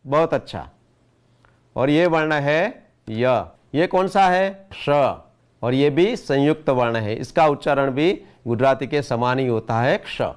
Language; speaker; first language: Hindi; non-native, local second language; Gujarati